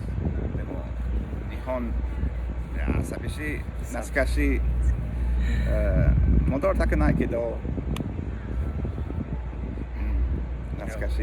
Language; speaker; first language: Japanese; non-native, fluent; English